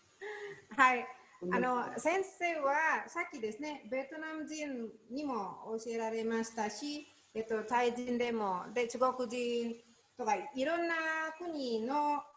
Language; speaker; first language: Japanese; non-native, learner; Indonesian